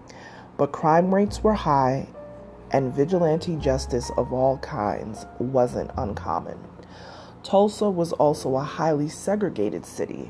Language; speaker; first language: English; native; English